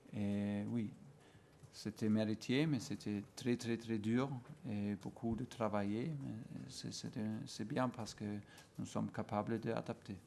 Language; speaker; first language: French; non-native, fluent; German